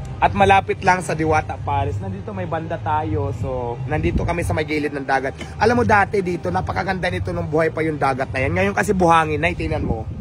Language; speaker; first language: Filipino; native; Filipino